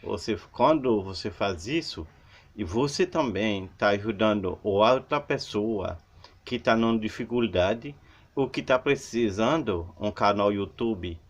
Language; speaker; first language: Portuguese; non-native, learner; Haitian Creole